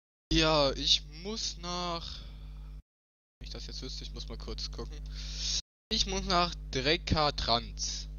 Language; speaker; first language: German; native; German